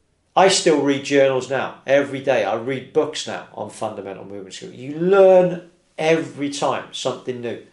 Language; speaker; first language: English; native; English